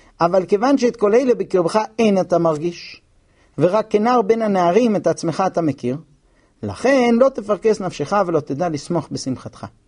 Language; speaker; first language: Hebrew; non-native, fluent; English